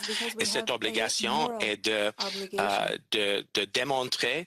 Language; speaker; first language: French; non-native, local second language; English